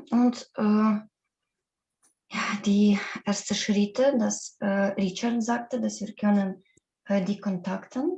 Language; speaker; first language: German; non-native, learner; Russian